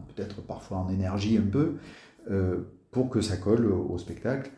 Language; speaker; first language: French; native; French